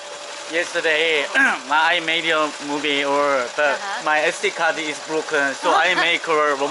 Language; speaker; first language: English; non-native, learner; Korean